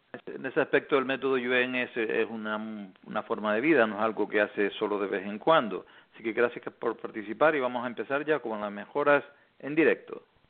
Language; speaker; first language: Spanish; native; Spanish